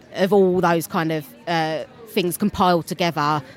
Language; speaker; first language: English; native; English